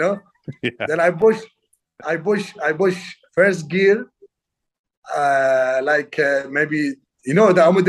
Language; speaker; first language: English; non-native, learner; Arabic